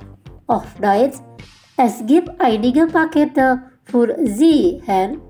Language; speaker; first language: German; non-native, fluent; Indonesian